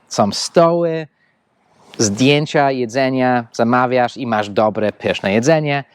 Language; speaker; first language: Polish; non-native, fluent; English